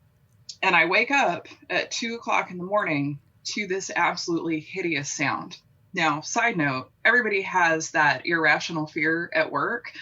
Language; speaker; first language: English; native; English